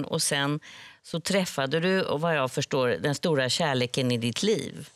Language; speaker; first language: Swedish; native; Swedish